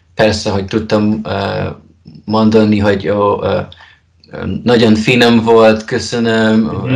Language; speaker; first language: Hungarian; non-native, learner; Polish